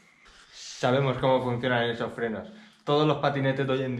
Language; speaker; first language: Spanish; native; Spanish